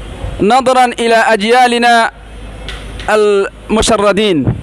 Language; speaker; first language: Arabic; non-native, learner; Rohingya